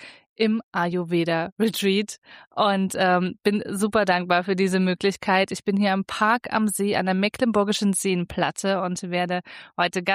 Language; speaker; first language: German; native; German